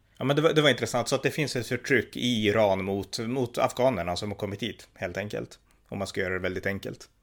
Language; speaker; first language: Swedish; native; Swedish